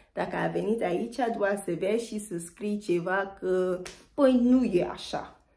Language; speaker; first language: Romanian; non-native, learner; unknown